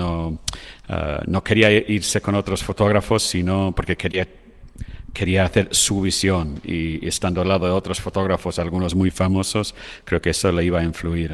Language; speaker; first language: Spanish; non-native, fluent; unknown